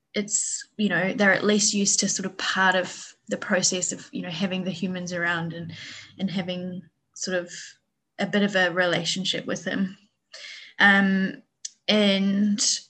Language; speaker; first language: English; native; English